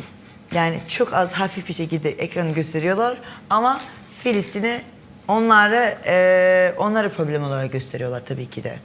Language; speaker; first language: Turkish; early bilingual, heritage; Turkish